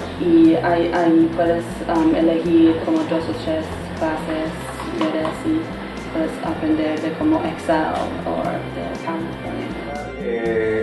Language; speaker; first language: Spanish; non-native, learner; English